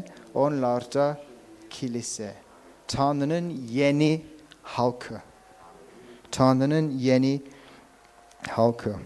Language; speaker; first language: Turkish; non-native, fluent; English